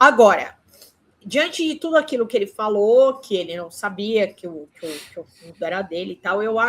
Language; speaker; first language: Portuguese; native; Portuguese